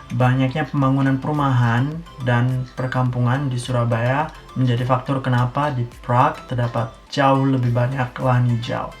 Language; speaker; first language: Indonesian; native; Indonesian